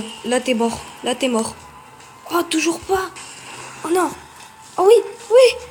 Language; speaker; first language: French; native; French